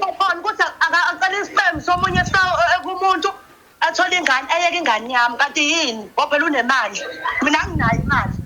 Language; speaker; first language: Zulu; native; Zulu